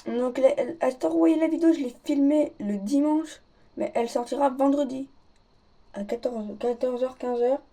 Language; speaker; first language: French; native; French